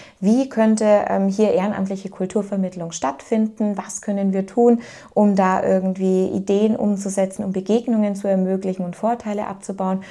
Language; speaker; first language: German; native; German